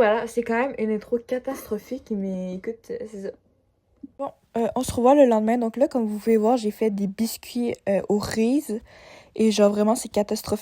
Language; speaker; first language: French; native; French